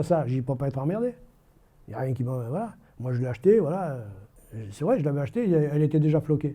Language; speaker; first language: French; native; French